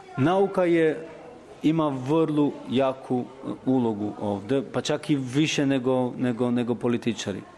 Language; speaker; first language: Serbian; non-native, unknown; Albanian